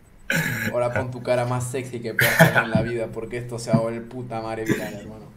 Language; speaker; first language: Spanish; native; Spanish